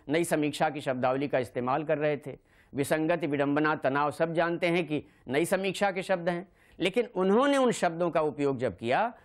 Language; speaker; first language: Hindi; native; Hindi